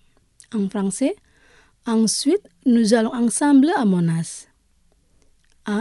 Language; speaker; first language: French; non-native, fluent; Indonesian